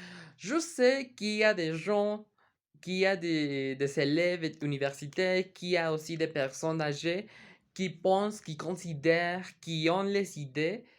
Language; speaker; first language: French; non-native, learner; Spanish